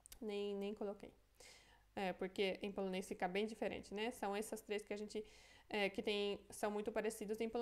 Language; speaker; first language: Portuguese; non-native, fluent; Polish